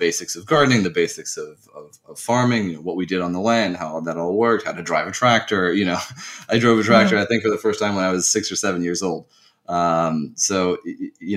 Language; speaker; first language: English; native; English